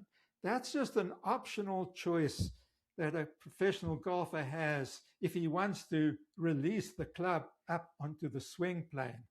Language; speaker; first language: English; native; English